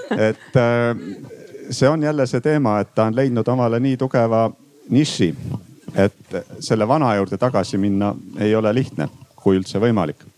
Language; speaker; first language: Estonian; native; Estonian